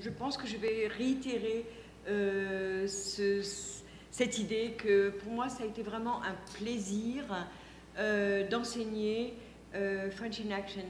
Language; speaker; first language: French; native; French